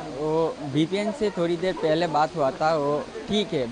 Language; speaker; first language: Hindi; non-native, learner; Bangla